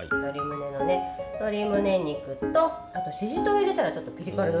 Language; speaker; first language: Japanese; native; Japanese